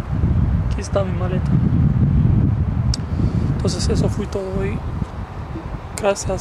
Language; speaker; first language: Spanish; non-native, learner; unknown